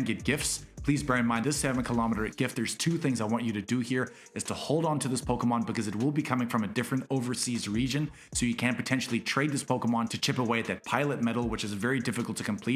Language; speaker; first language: English; native; English